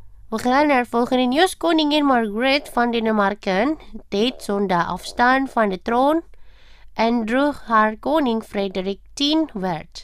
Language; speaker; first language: Dutch; non-native, fluent; Indonesian